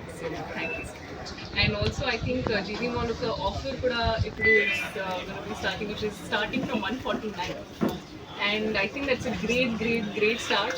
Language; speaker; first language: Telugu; non-native, learner; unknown